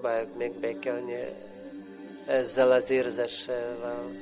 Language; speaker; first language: Hungarian; non-native, fluent; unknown